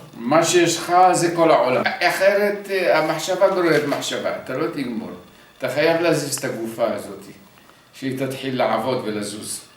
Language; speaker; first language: Hebrew; early bilingual, other home language; Arabic